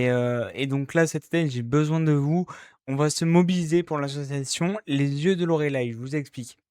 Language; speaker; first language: French; native; French